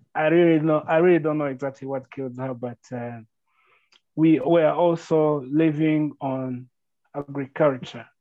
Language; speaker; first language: English; non-native, local second language; Kinyarwanda